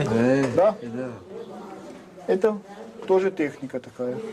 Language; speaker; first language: Russian; non-native, learner; French